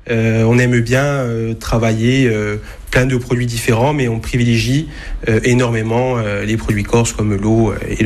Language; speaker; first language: French; native; French